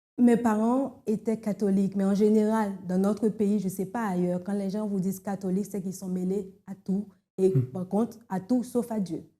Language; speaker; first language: French; non-native, local second language; Haitian Creole